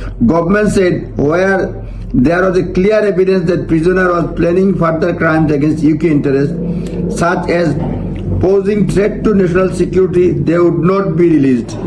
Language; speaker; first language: English; non-native, local second language; Bangla